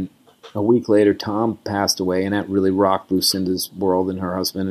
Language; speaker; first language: English; native; English